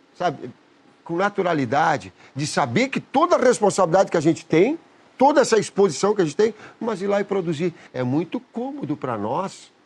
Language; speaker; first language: Portuguese; native; Portuguese